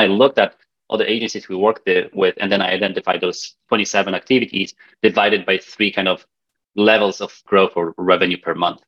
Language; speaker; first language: English; non-native, fluent; Polish